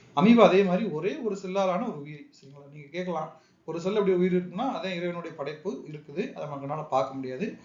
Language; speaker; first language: Tamil; native; Tamil